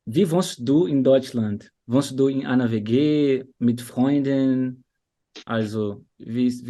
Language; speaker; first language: German; non-native, fluent; Portuguese